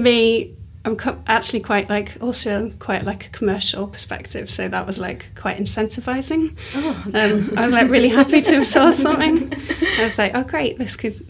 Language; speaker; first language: English; native; English